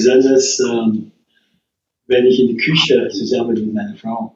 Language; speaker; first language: German; non-native, fluent; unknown